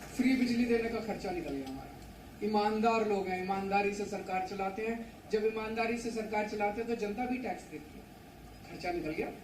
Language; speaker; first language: Hindi; native; Hindi